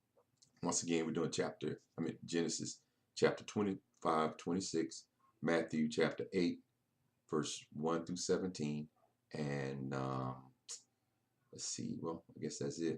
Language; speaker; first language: English; native; English